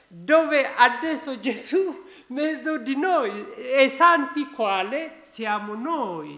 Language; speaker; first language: Italian; non-native, learner; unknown